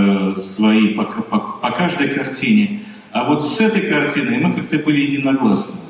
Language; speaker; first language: Russian; native; Russian